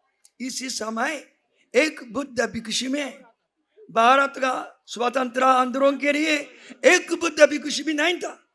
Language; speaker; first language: Hindi; non-native, fluent; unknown